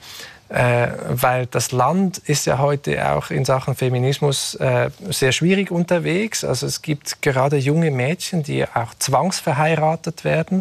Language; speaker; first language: German; native; German